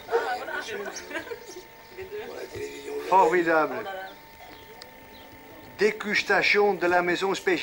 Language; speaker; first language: French; non-native, learner; Dutch